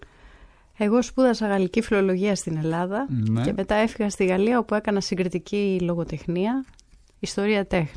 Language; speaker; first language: Greek; native; Greek